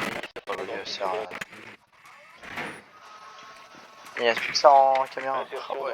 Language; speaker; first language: French; native; French